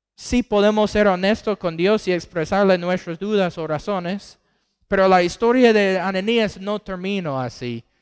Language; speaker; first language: Spanish; non-native, fluent; English